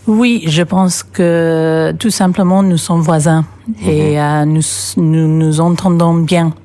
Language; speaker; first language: French; non-native, fluent; English